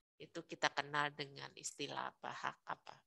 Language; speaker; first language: Indonesian; native; Indonesian